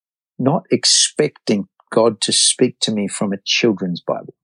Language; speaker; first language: English; native; English